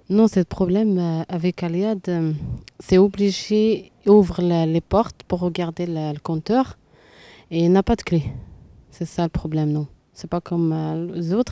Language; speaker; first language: French; non-native, learner; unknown